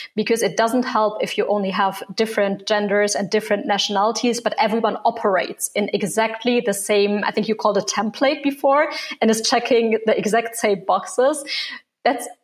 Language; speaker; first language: English; non-native, fluent; German